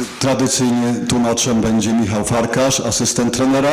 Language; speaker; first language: Polish; native; Polish